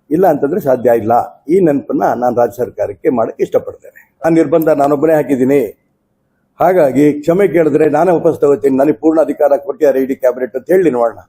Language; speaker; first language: Kannada; native; Kannada